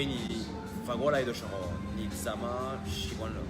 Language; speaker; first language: Chinese; non-native, learner; French